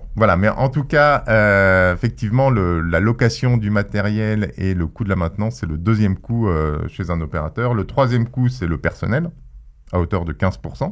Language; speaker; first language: French; native; French